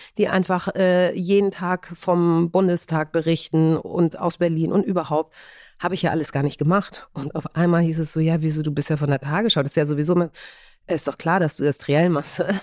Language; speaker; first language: German; early bilingual, other home language; Greek